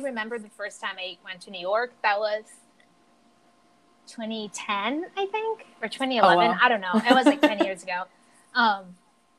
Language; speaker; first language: English; non-native, fluent; Portuguese